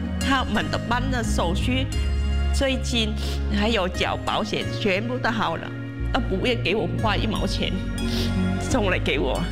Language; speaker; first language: Chinese; non-native, fluent; Vietnamese